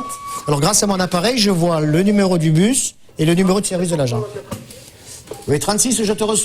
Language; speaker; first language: French; native; French